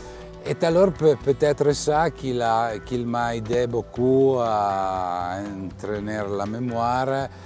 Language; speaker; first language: French; non-native, fluent; Italian